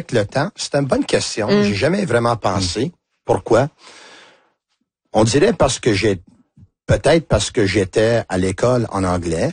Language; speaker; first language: French; non-native, local second language; Italian